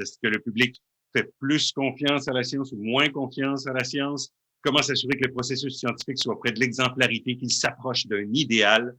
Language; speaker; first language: French; native; French